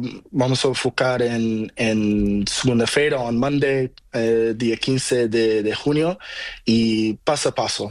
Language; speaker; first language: Spanish; non-native, learner; Portuguese